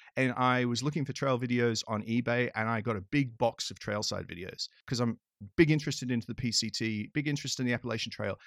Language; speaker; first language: English; native; English